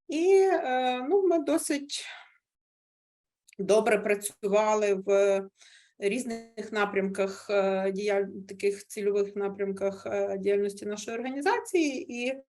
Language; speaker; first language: Ukrainian; native; Ukrainian